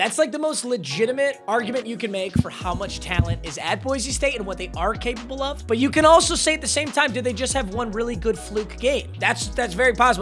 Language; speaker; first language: English; native; English